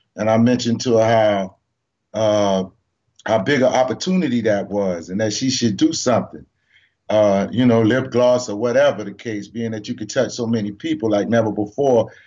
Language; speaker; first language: English; native; English